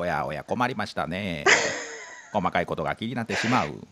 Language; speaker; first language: Japanese; native; Japanese